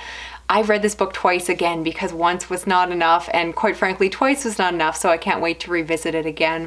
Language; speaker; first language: English; native; English